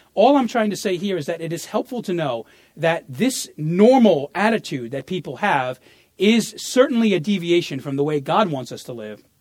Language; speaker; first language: English; early bilingual, other home language; Italian